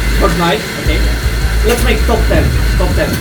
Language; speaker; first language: English; non-native, learner; Russian